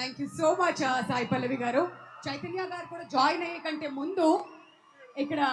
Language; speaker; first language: Telugu; native; Telugu